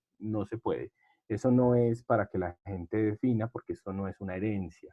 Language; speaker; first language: Spanish; native; Spanish